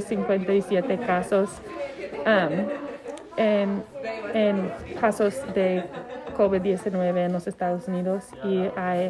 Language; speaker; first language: Spanish; non-native, learner; English